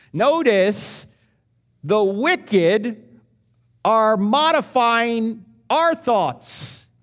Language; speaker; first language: English; native; English